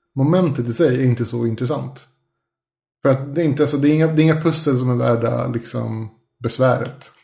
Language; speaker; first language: Swedish; early bilingual, other home language; Spanish